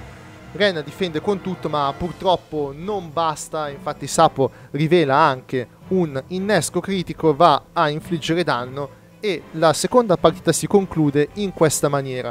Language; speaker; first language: Italian; native; Italian